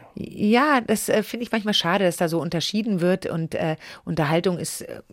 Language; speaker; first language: German; native; German